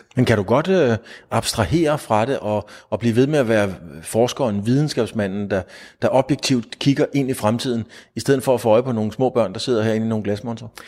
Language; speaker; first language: Danish; native; Danish